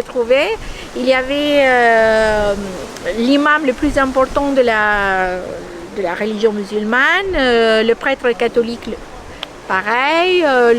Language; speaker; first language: French; non-native, fluent; Albanian